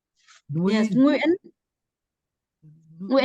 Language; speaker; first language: English; non-native, fluent; Vietnamese